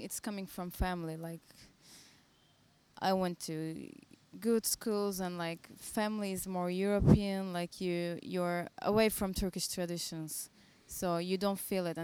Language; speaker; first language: English; non-native, fluent; Turkish